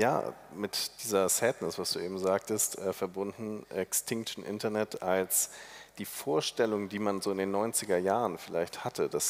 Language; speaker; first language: German; native; German